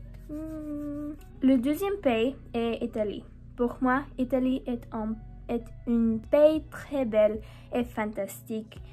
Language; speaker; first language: French; non-native, learner; English